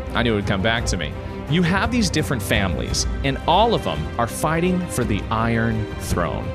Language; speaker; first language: English; native; English